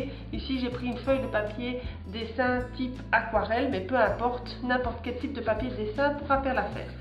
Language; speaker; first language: French; native; French